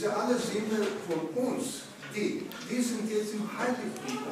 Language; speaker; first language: German; non-native, learner; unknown